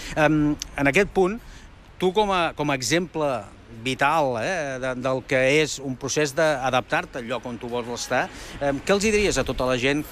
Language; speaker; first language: Catalan; native; Catalan